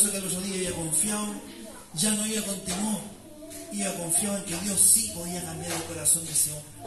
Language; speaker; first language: Spanish; native; Spanish